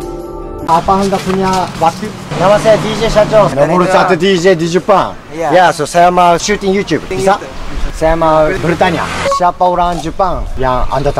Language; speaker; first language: Japanese; native; Japanese